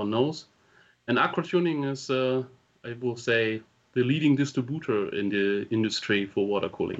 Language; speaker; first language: English; non-native, fluent; German